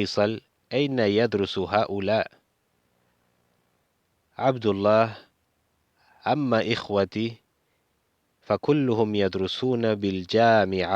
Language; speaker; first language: Arabic; non-native, fluent; Spanish